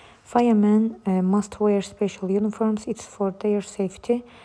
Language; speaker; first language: English; non-native, fluent; Azerbaijani